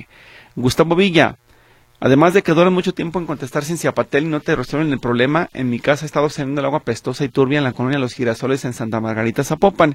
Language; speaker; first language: Spanish; native; Spanish